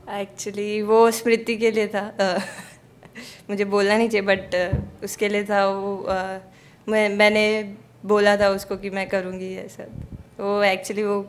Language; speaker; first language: Hindi; native; Hindi